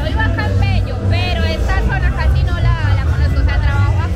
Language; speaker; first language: Spanish; native; Spanish